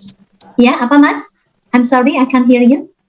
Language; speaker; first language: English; non-native, fluent; Indonesian